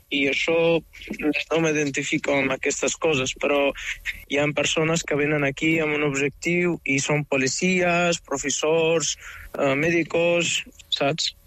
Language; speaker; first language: Catalan; non-native, fluent; Arabic